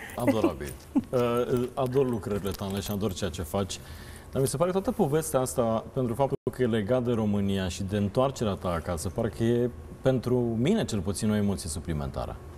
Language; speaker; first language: Romanian; native; Romanian